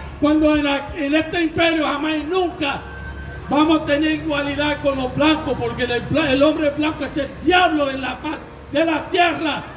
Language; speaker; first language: Spanish; early bilingual, heritage; Spanish